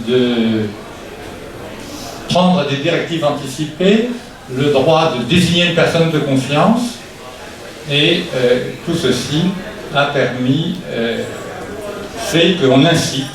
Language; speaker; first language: French; native; French